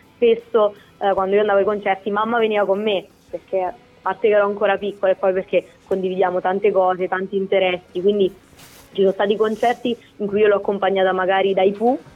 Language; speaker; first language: Italian; native; Italian